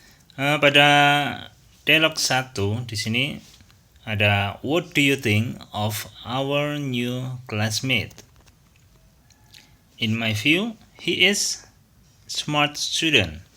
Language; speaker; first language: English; non-native, fluent; Indonesian